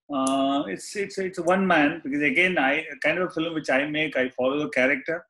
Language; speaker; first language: English; non-native, local second language; Tamil